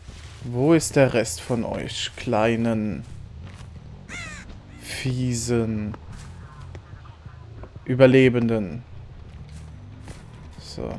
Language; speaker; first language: German; native; German